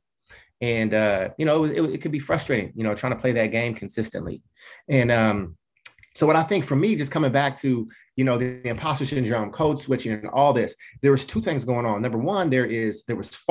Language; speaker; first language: English; native; English